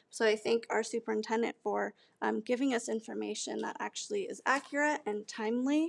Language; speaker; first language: English; native; English